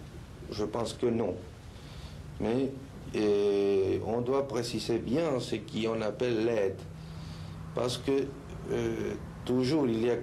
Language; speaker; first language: French; non-native, learner; Spanish